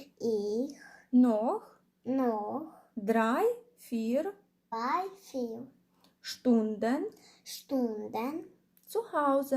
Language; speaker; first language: German; non-native, fluent; Ukrainian